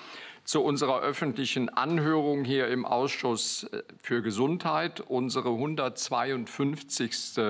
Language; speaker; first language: German; native; German